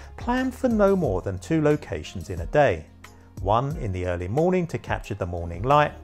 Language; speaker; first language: English; native; English